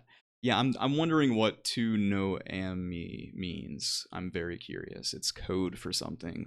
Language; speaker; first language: English; native; English